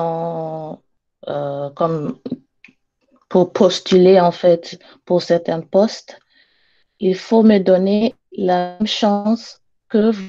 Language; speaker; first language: French; non-native, learner; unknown